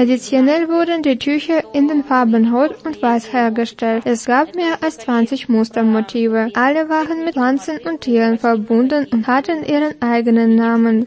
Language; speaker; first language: German; non-native, fluent; Russian